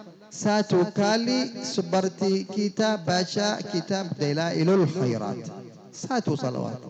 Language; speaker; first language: Indonesian; non-native, fluent; Arabic